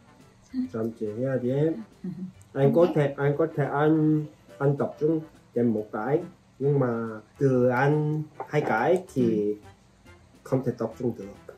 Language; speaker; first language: Vietnamese; non-native, learner; Korean